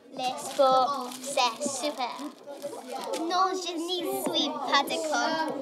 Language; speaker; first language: French; non-native, learner; English